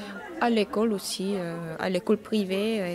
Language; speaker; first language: French; non-native, fluent; Korean